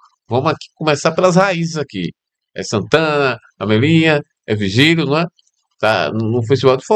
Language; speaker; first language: Portuguese; native; Portuguese